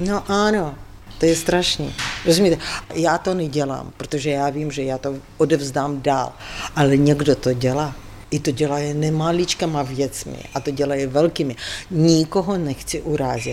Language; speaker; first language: Czech; non-native, fluent; Ukrainian